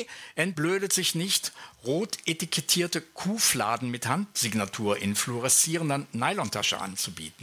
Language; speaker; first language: German; native; German